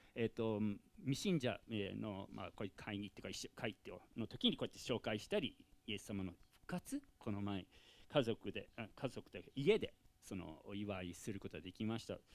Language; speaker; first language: Japanese; non-native, fluent; English